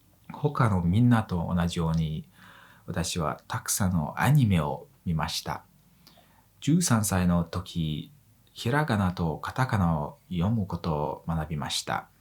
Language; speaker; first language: Japanese; non-native, learner; Mongolian